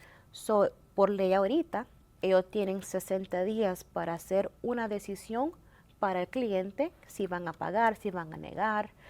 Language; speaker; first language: Spanish; early bilingual, heritage; Spanish